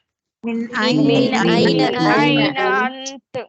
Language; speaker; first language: Arabic; non-native, learner; Tamil